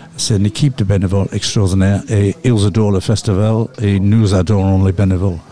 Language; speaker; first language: French; non-native, fluent; English